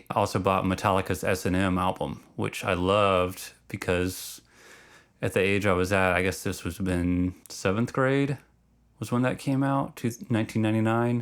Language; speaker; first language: English; native; English